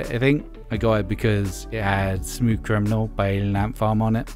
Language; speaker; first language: English; native; English